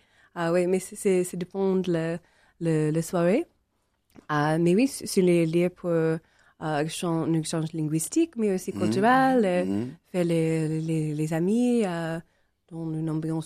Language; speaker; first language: French; non-native, learner; English